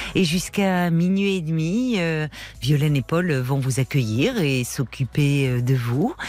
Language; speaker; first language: French; native; French